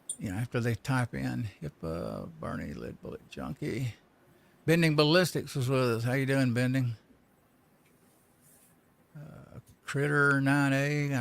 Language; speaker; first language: English; native; English